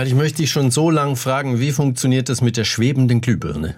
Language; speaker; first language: German; native; German